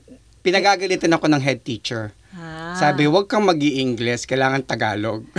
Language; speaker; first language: Filipino; native; Filipino